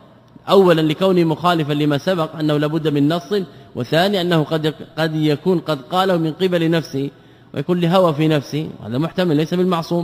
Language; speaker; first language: Arabic; native; Arabic